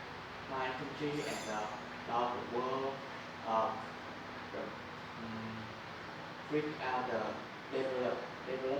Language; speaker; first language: English; non-native, learner; Vietnamese